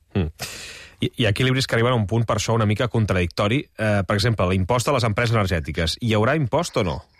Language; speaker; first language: Catalan; native; Catalan